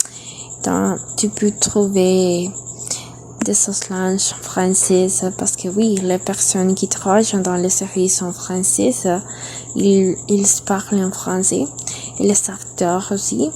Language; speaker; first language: French; non-native, learner; Spanish